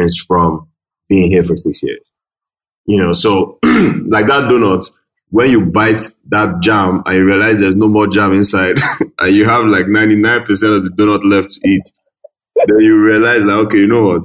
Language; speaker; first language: English; non-native, local second language; Igbo